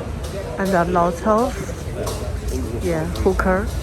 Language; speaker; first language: English; non-native, learner; Chinese